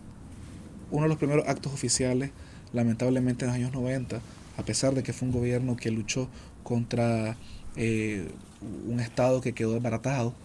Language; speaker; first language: Spanish; native; Spanish